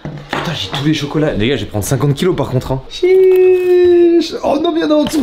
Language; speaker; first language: French; native; French